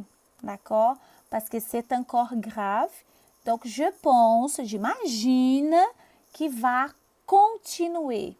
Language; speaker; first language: French; non-native, fluent; Portuguese